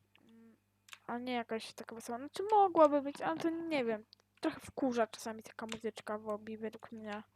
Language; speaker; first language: Polish; native; Polish